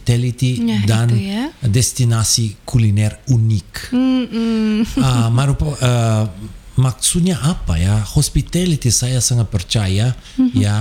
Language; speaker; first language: Indonesian; non-native, fluent; Portuguese